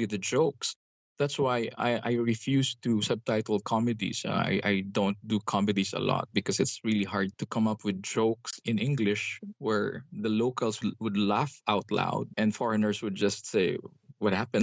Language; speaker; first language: English; non-native, local second language; Hiligaynon